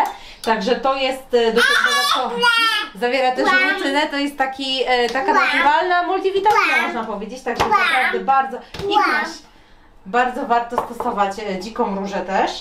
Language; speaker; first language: Polish; native; Polish